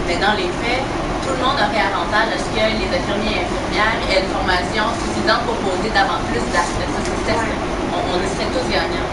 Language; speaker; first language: French; native; French